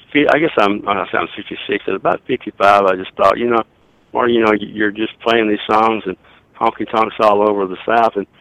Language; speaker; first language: English; native; English